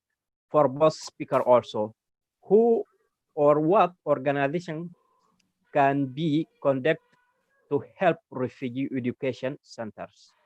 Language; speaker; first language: English; non-native, learner; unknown